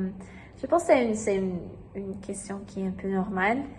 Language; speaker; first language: French; non-native, learner; German